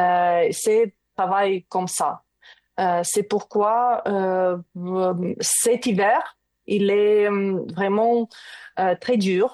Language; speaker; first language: French; non-native, learner; Ukrainian